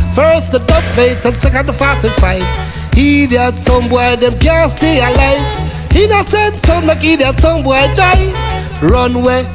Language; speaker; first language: English; native; English